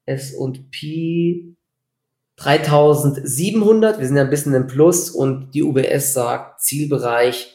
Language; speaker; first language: German; native; German